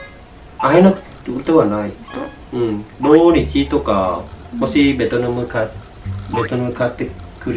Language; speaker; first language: Japanese; non-native, fluent; Vietnamese